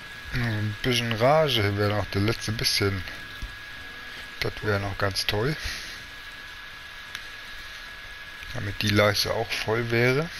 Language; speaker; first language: German; native; German